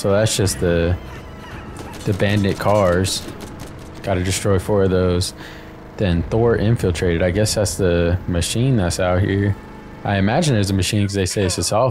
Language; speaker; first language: English; native; English